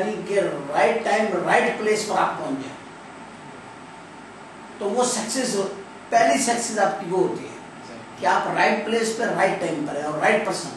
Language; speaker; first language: Urdu; native; Urdu